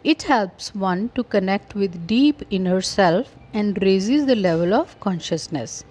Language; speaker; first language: English; non-native, local second language; Punjabi